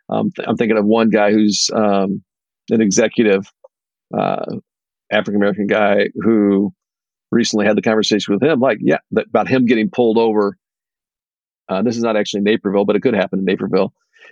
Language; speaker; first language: English; native; English